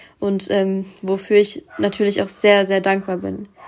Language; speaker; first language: German; early bilingual, other home language; Russian